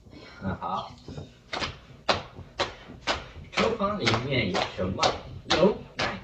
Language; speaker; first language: Chinese; non-native, fluent; Mongolian